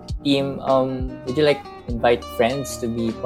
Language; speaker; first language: English; non-native, local second language; Hiligaynon